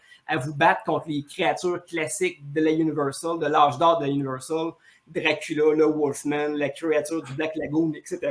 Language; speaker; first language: French; native; French